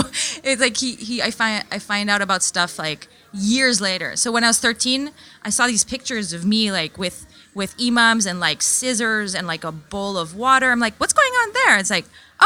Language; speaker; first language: English; non-native, local second language; French